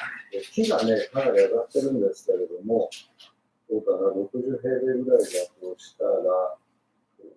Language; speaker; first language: Japanese; native; Japanese